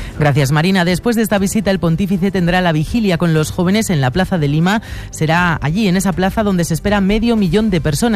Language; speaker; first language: Spanish; native; Spanish